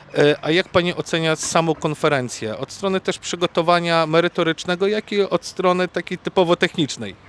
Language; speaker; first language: Polish; native; Polish